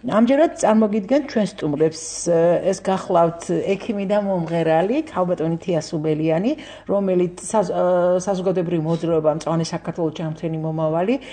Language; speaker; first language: Georgian; native; Georgian